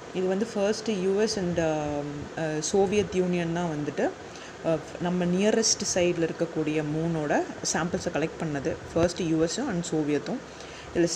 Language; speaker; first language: Tamil; native; Tamil